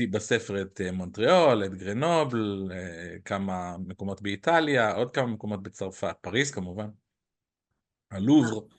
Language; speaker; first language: Hebrew; native; Hebrew